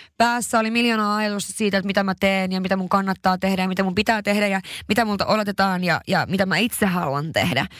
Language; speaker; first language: Finnish; early bilingual, heritage; Finnish